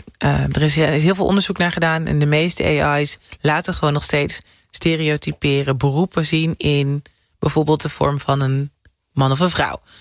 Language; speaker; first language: Dutch; native; Dutch